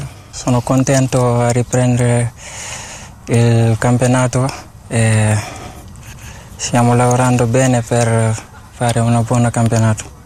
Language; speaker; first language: Italian; non-native, learner; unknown